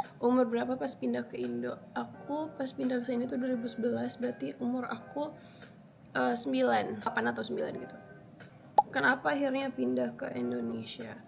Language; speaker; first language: Indonesian; early bilingual, other home language; Spanish